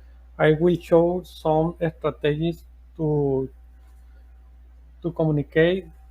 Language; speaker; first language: English; non-native, learner; Spanish